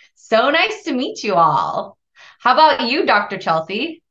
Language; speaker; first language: English; native; English